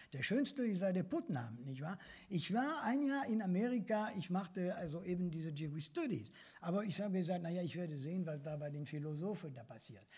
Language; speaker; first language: German; non-native, fluent; French